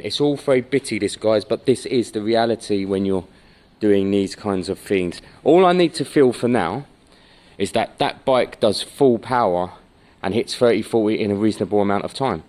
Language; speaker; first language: English; native; English